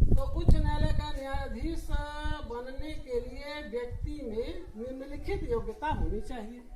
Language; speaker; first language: Hindi; native; Hindi